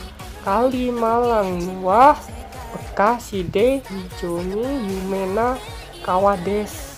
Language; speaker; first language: Japanese; non-native, learner; Indonesian